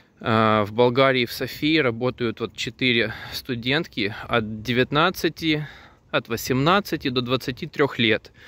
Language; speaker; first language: Russian; native; Russian